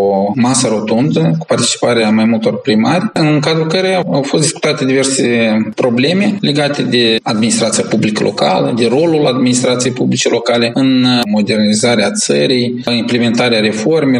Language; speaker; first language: Romanian; native; Romanian